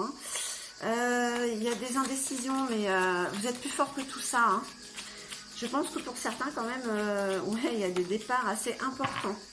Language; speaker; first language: French; native; French